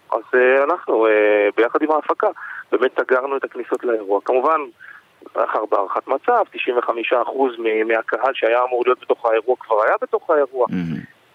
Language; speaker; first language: Hebrew; native; Hebrew